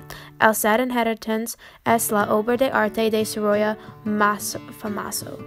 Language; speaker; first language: Spanish; non-native, learner; English